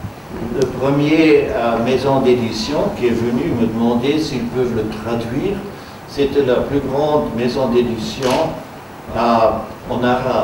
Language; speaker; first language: French; non-native, fluent; German